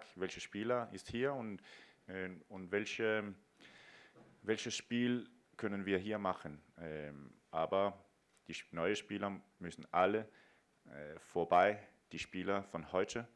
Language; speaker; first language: German; non-native, fluent; Danish